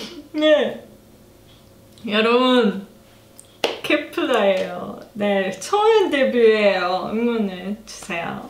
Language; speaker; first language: Korean; non-native, learner; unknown